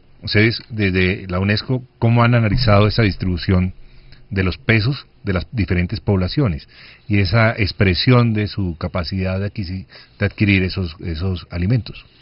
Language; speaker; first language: Spanish; native; Spanish